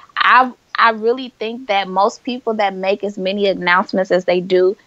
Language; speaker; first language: English; native; English